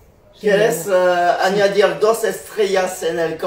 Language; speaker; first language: Spanish; non-native, learner; French